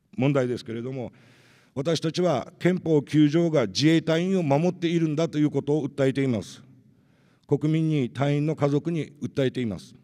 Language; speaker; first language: Japanese; native; Japanese